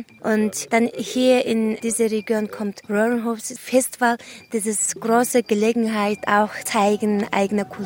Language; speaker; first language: German; non-native, learner; Mongolian